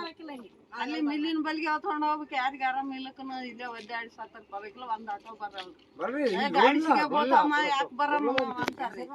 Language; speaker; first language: Kannada; native; Kannada